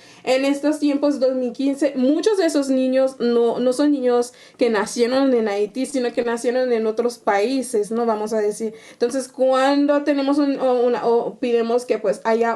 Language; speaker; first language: Spanish; non-native, fluent; Haitian Creole